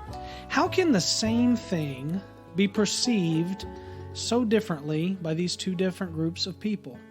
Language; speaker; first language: English; native; English